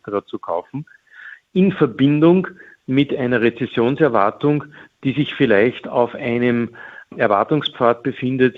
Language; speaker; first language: German; native; German